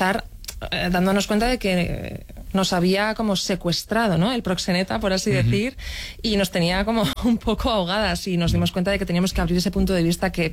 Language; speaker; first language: Spanish; native; Spanish